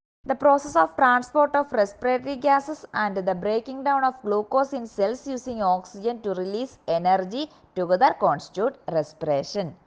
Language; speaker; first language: English; non-native, local second language; Malayalam